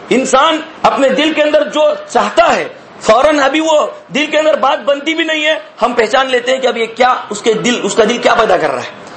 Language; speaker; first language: Urdu; native; Urdu